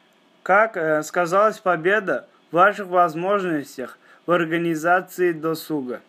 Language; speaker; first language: Russian; native; Russian